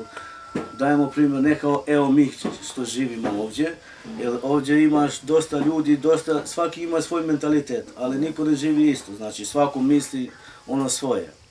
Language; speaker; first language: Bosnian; non-native, local second language; Romany